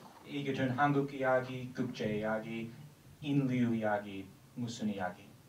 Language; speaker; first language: Korean; non-native, learner; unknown